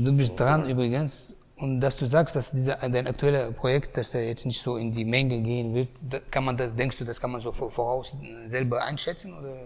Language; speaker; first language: German; native; German